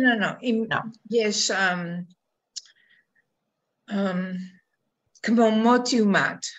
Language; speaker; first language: Hebrew; non-native, fluent; English